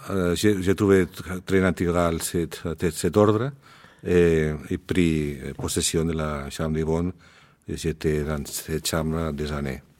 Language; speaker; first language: French; non-native, learner; Spanish